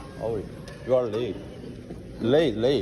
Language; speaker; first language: English; non-native, learner; Korean